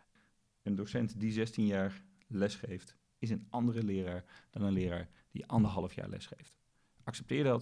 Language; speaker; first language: Dutch; native; Dutch